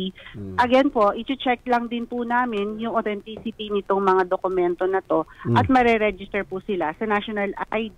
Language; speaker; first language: Filipino; native; Filipino